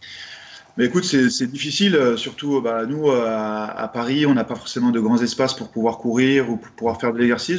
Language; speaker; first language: French; native; French